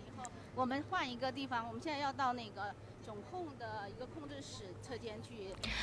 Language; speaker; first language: Chinese; native; Chinese